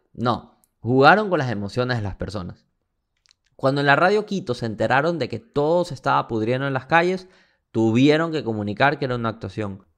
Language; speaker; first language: Spanish; native; Spanish